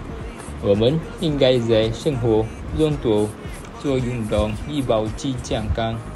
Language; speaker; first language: Chinese; non-native, learner; Malay